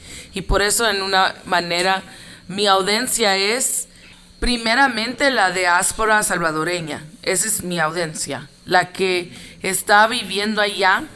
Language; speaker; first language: Spanish; early bilingual, heritage; Spanish